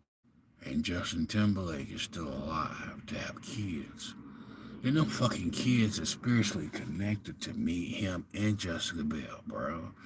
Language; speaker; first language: English; native; English